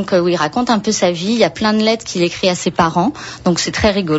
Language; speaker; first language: French; native; French